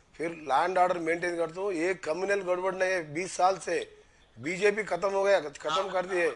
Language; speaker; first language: Hindi; non-native, local second language; Telugu